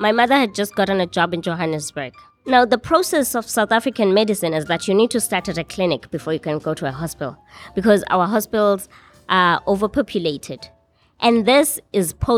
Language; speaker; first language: English; non-native, local second language; Xhosa